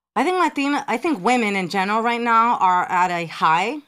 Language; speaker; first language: English; native; English